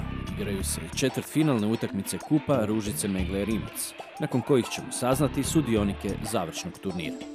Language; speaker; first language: Serbian; native; Serbian